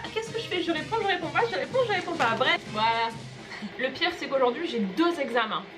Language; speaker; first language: French; native; French